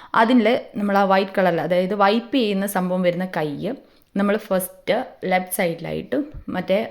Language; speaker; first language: Malayalam; native; Malayalam